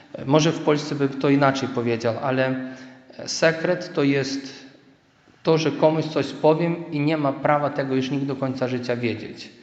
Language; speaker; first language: Polish; native; Polish